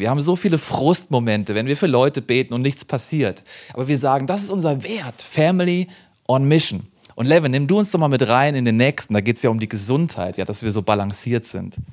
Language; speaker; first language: German; native; German